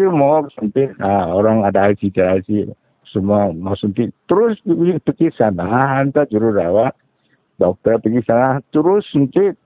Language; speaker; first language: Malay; non-native, local second language; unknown